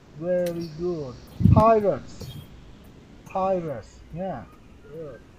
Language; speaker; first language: English; non-native, fluent; Vietnamese